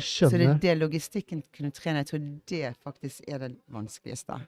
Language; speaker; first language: Norwegian; early bilingual, heritage; English